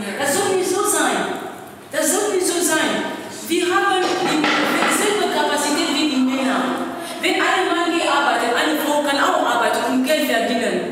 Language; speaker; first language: German; non-native, learner; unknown